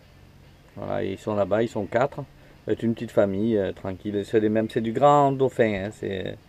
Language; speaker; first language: French; native; French